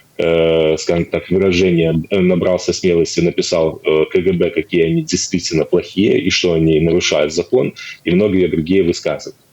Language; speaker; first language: Russian; native; Russian